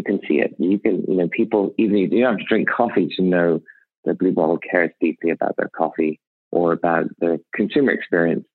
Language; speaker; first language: English; native; English